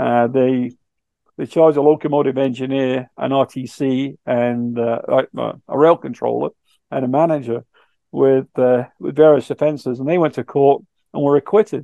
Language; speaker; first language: English; native; English